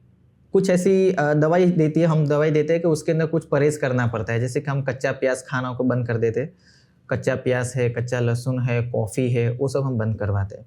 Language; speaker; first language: Hindi; non-native, local second language; Gujarati